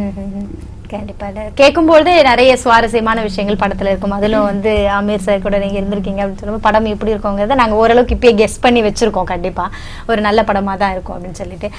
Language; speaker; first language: Tamil; native; Tamil